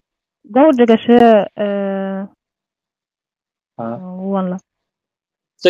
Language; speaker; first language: Chinese; non-native, learner; Arabic